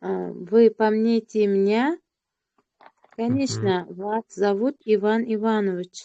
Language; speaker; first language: Russian; non-native, learner; Uzbek